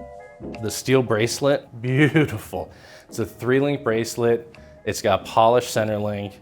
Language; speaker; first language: English; native; English